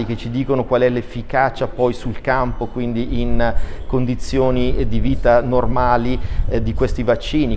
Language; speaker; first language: Italian; native; Italian